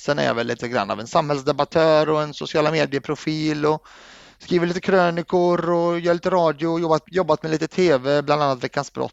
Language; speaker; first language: Swedish; early bilingual, other home language; Arabic